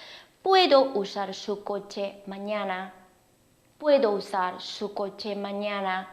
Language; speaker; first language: Spanish; non-native, fluent; Korean